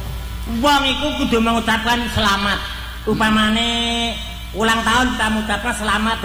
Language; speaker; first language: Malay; non-native, local second language; Javanese